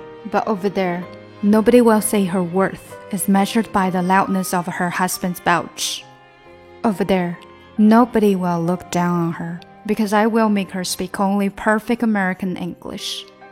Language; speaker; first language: English; non-native, fluent; Chinese